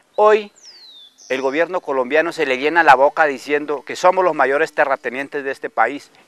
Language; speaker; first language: Spanish; non-native, local second language; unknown